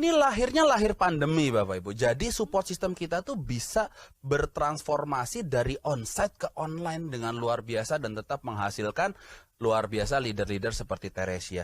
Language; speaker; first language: Indonesian; native; Indonesian